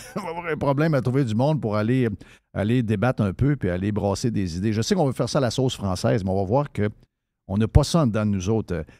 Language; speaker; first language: French; native; French